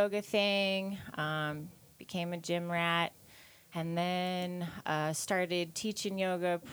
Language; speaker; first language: English; native; English